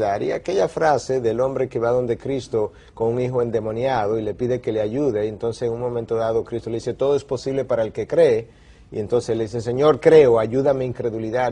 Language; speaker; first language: Spanish; native; Spanish